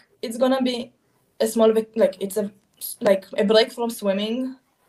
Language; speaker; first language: English; non-native, fluent; Hebrew